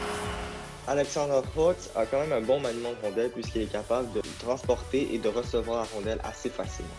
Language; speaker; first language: French; native; French